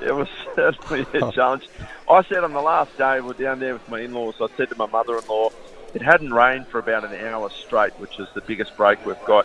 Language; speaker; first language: English; native; English